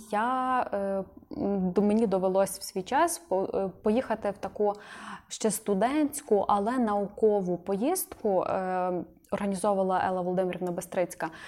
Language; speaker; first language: Ukrainian; native; Ukrainian